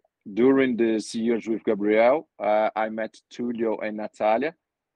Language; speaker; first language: English; non-native, fluent; Portuguese